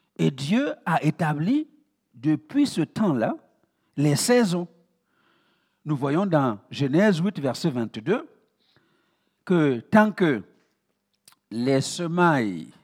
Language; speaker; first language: French; non-native, local second language; Mossi